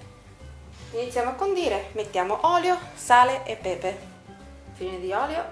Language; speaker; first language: Italian; native; Italian